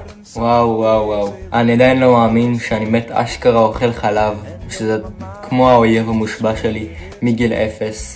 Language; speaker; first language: Hebrew; native; Hebrew